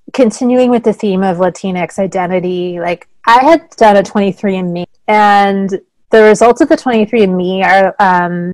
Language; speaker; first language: English; native; English